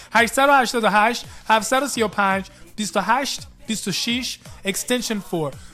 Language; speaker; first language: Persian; early bilingual, heritage; Persian